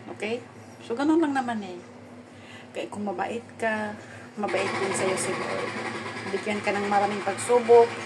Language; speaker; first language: Filipino; non-native, local second language; Cebuano